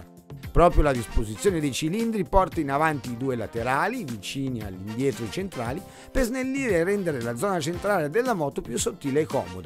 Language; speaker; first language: Italian; native; Italian